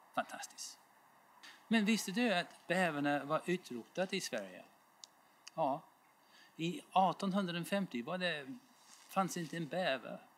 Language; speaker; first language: Swedish; non-native, learner; English